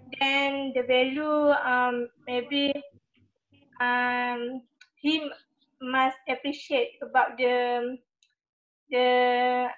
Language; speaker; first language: English; non-native, learner; Malay